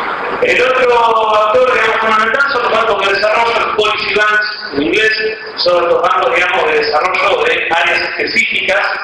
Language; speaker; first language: Spanish; native; Spanish